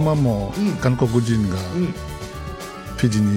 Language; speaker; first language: Japanese; non-native, learner; Fijian